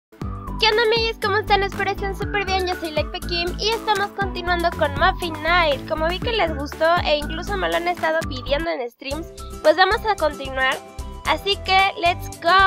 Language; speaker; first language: Spanish; native; Spanish